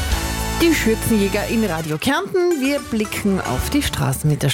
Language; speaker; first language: German; native; German